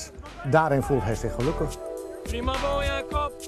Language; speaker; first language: Dutch; native; Dutch